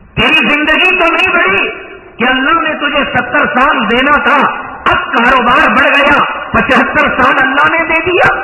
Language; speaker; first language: Urdu; native; Urdu